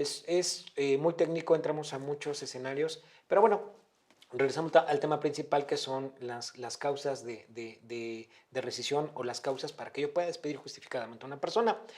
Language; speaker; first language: Spanish; native; Spanish